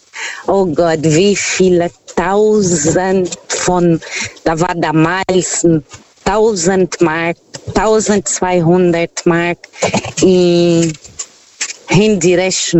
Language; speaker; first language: German; non-native, fluent; Portuguese